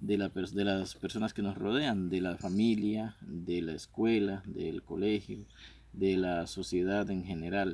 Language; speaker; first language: Spanish; native; Spanish